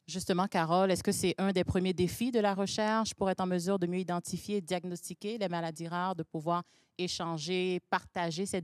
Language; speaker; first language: French; native; French